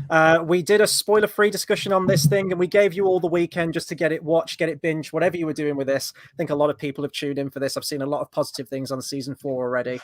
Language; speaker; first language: English; native; English